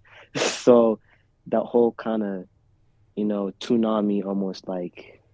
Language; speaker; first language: English; native; English